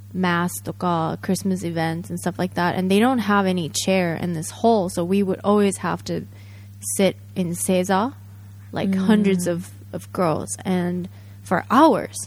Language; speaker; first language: English; non-native, fluent; Japanese